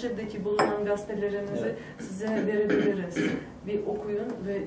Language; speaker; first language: Turkish; non-native, fluent; Tajik